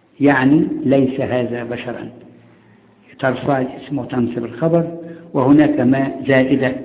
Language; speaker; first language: Arabic; native; Arabic